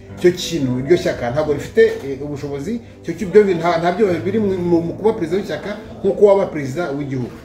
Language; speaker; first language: Kinyarwanda; native; Kinyarwanda